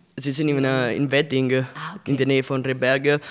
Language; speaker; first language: German; non-native, learner; Italian